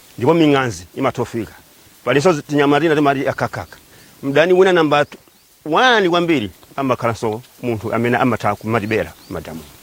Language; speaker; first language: Nyanja; native; Nyanja